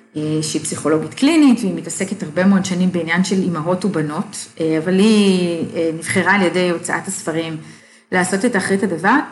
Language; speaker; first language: Hebrew; native; Hebrew